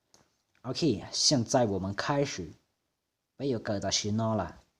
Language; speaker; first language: Chinese; non-native, fluent; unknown